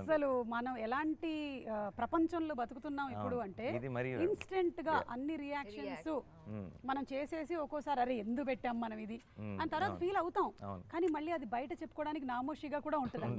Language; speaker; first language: Telugu; native; Telugu